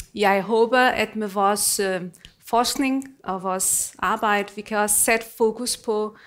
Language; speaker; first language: Danish; non-native, fluent; Portuguese